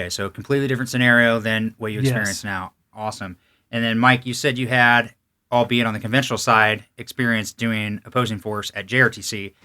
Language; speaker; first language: English; native; English